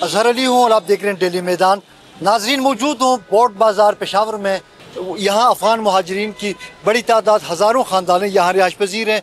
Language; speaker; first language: Hindi; non-native, local second language; Pashto